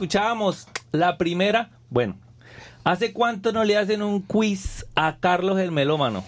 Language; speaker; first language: Spanish; native; Spanish